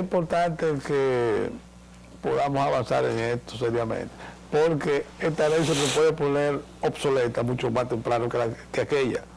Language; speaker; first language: Spanish; native; Spanish